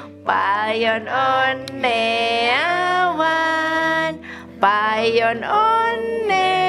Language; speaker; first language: Finnish; non-native, learner; Indonesian